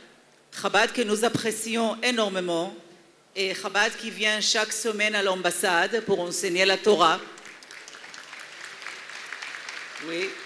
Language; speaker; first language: French; non-native, fluent; Hebrew